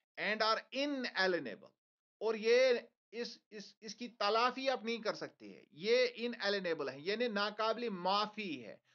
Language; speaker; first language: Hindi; non-native, local second language; Kashmiri